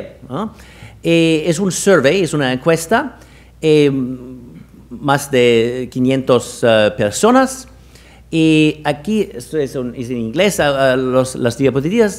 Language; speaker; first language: Spanish; non-native, fluent; German